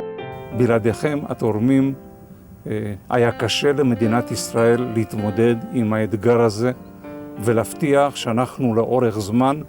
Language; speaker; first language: Hebrew; non-native, fluent; Romanian